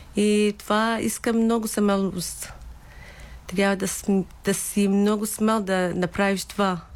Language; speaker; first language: Bulgarian; non-native, learner; Persian